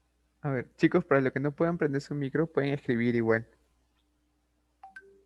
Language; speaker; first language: Spanish; native; Spanish